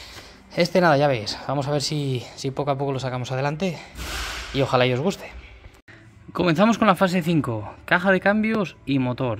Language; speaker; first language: Spanish; native; Spanish